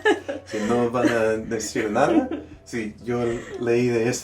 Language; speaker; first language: Spanish; non-native, learner; English